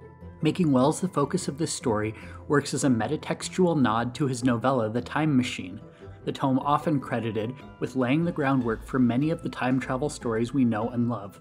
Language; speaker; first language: English; native; English